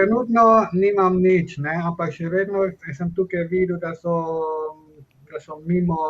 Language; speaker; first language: Slovenian; non-native, fluent; Spanish